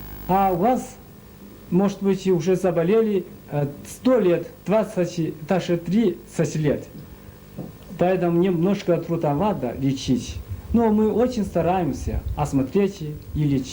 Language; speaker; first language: Russian; non-native, fluent; Chinese